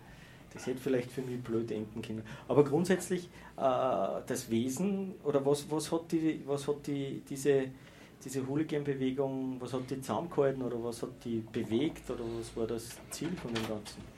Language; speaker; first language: German; native; German